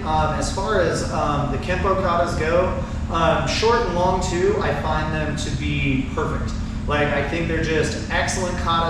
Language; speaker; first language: English; native; English